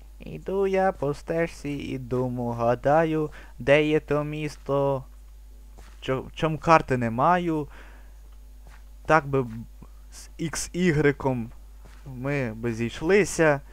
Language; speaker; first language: Ukrainian; native; Ukrainian